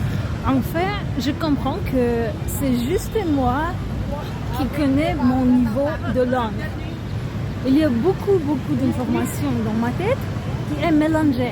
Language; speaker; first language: French; non-native, learner; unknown